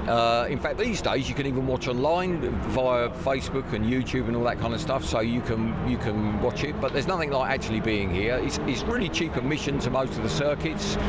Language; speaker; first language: English; native; English